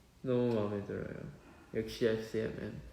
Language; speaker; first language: Korean; non-native, fluent; Chinese